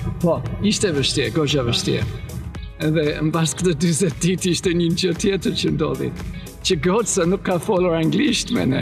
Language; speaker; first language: Albanian; non-native, learner; English